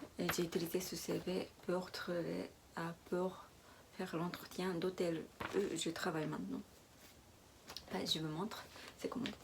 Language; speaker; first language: French; non-native, learner; Japanese